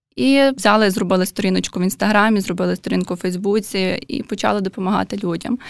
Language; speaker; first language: Ukrainian; native; Ukrainian